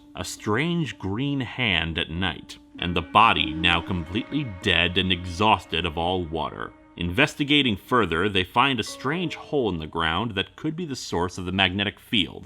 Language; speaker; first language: English; native; English